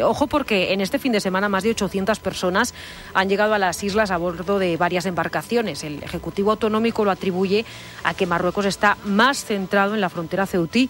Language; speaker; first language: Spanish; native; Spanish